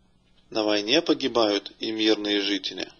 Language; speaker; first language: Russian; native; Russian